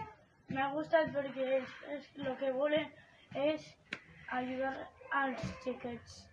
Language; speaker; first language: Catalan; non-native, local second language; Spanish